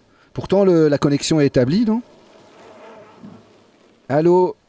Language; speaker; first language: French; native; French